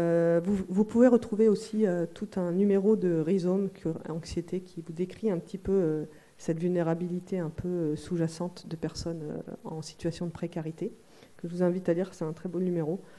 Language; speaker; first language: French; native; French